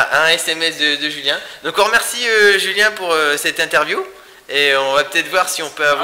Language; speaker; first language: French; native; French